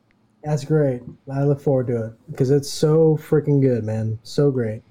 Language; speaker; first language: English; native; English